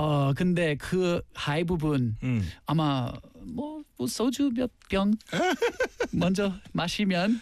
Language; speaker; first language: Korean; non-native, learner; English